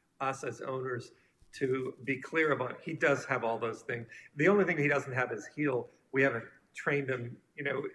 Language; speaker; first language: English; native; English